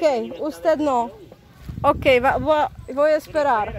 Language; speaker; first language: Spanish; non-native, learner; Czech